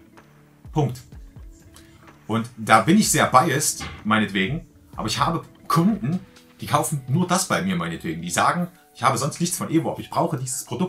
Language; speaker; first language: German; native; German